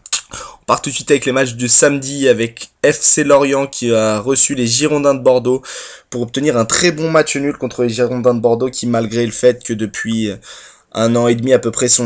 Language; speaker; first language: French; native; French